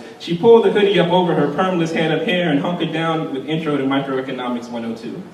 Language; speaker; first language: English; native; English